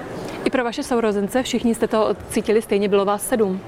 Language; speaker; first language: Czech; native; Czech